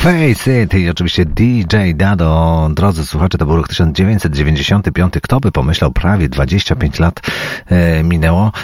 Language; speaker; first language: Polish; native; Polish